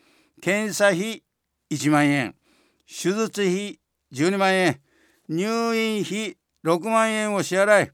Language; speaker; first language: Japanese; native; Japanese